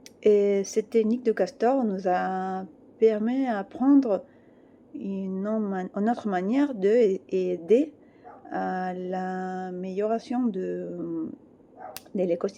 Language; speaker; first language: French; non-native, fluent; Catalan